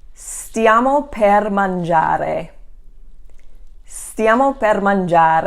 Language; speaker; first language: Italian; non-native, fluent; English